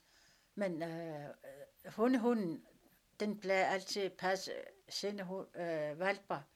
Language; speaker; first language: Danish; non-native, local second language; Kalaallisut